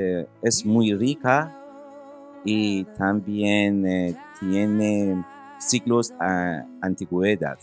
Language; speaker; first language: Spanish; non-native, learner; Persian